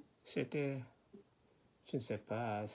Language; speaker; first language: French; non-native, learner; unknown